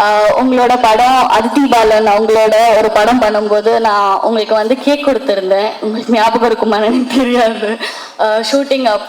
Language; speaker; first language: Tamil; non-native, fluent; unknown